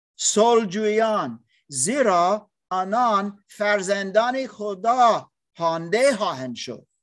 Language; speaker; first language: Persian; non-native, learner; English